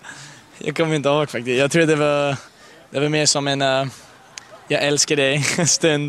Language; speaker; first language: Swedish; early bilingual, heritage; Swedish